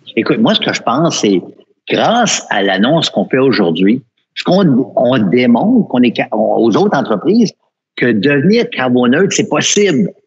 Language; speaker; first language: French; native; French